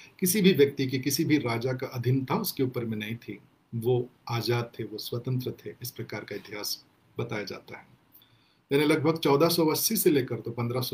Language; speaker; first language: Hindi; non-native, local second language; Gondi